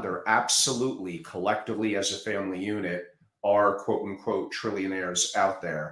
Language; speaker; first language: English; native; English